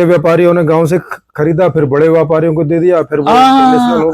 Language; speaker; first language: Hindi; native; Hindi